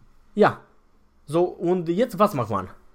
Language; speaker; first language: German; non-native, fluent; Romanian